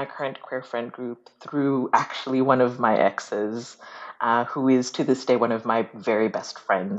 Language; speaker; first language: English; non-native, local second language; Ganda